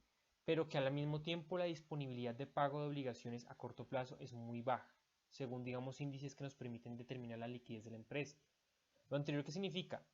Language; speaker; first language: Spanish; native; Spanish